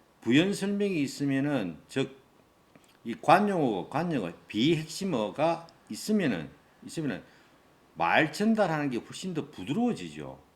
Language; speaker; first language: Korean; native; Korean